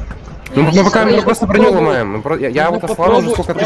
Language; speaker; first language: Russian; native; Russian